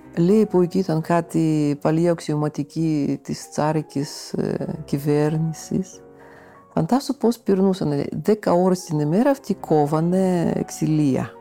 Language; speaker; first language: Greek; non-native, fluent; Russian